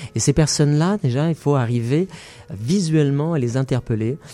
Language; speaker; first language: French; native; French